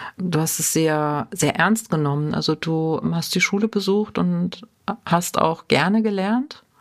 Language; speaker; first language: German; native; German